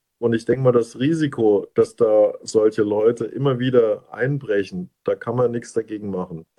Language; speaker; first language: German; native; German